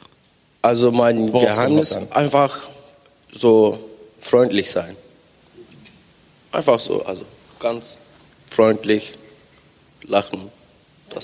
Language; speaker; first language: German; non-native, fluent; Turkish